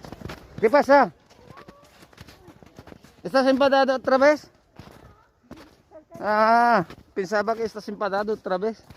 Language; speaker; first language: Spanish; non-native, learner; Filipino